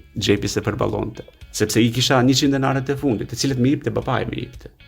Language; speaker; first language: Albanian; native; Albanian